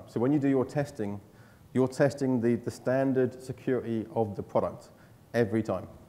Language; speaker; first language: English; native; English